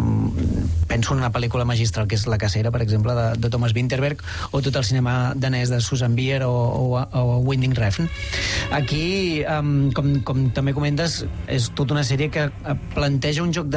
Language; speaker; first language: Catalan; native; Catalan